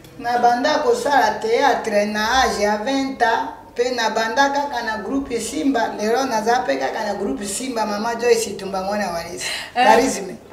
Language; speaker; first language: Lingala; native; Lingala